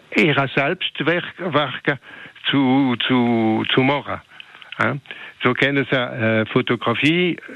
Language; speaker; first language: German; non-native, local second language; French